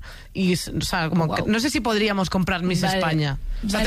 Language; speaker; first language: Spanish; native; Spanish